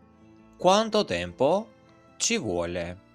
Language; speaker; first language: Italian; non-native, fluent; Albanian